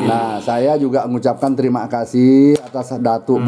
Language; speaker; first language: Indonesian; native; Indonesian